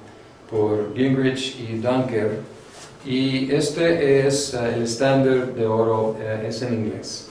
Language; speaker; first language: Spanish; non-native, fluent; English